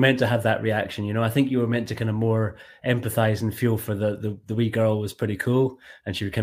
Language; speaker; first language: English; native; English